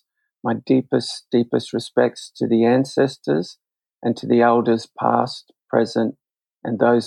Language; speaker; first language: English; native; English